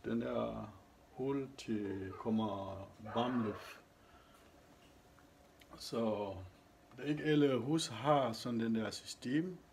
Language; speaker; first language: Danish; non-native, learner; Achinese